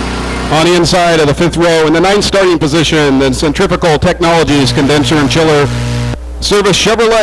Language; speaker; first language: English; native; English